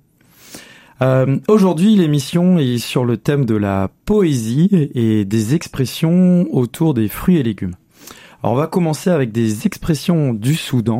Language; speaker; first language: French; native; French